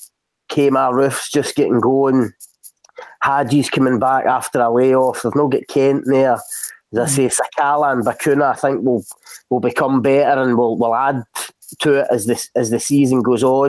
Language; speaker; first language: English; native; English